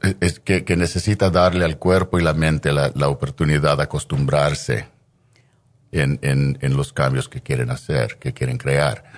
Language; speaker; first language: Spanish; early bilingual, heritage; Spanish